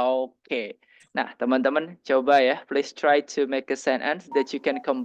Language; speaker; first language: English; non-native, learner; Indonesian